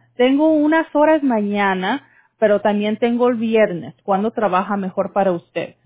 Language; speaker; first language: Spanish; early bilingual, heritage; Spanish